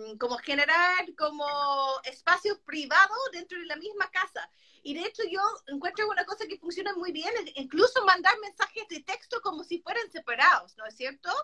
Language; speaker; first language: Spanish; non-native, fluent; English